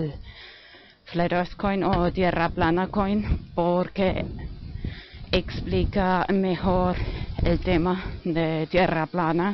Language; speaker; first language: Spanish; non-native, fluent; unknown